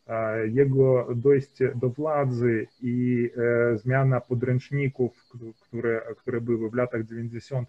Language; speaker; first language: Polish; early bilingual, heritage; Polish